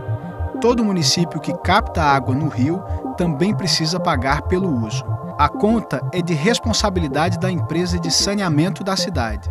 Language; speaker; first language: Portuguese; native; Portuguese